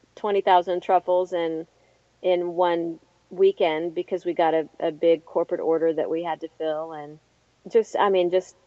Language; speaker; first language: English; native; English